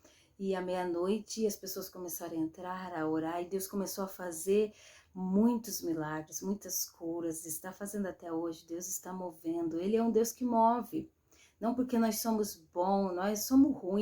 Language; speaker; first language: Portuguese; native; Portuguese